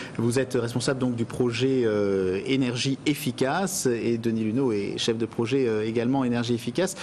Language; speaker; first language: French; native; French